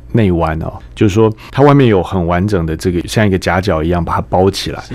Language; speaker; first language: Chinese; native; Chinese